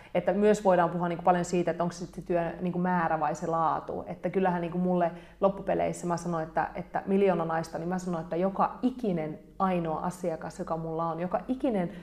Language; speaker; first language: Finnish; native; Finnish